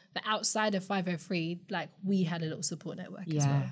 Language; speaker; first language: English; native; English